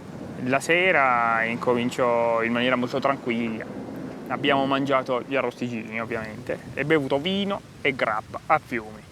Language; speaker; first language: Italian; native; Italian